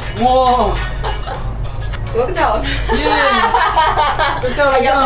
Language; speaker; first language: English; non-native, learner; Korean